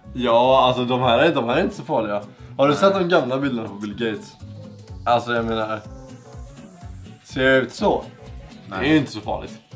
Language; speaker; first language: Swedish; native; Swedish